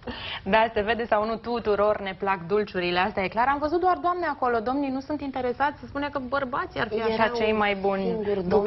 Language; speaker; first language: Romanian; native; Romanian